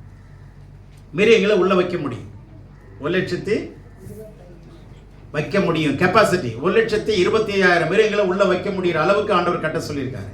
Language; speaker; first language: Tamil; native; Tamil